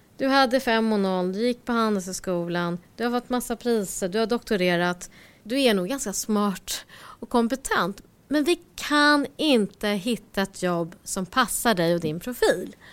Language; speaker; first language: Swedish; early bilingual, other home language; Korean